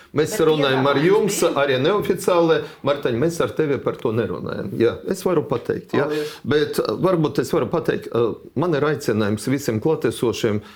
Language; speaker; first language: Latvian; non-native, local second language; Russian